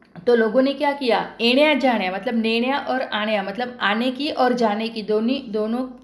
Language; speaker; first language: Hindi; non-native, local second language; Marathi